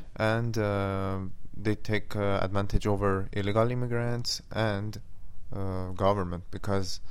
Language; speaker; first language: English; non-native, fluent; French